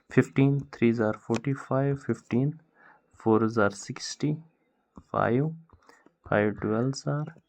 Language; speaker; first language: Hindi; non-native, local second language; Kashmiri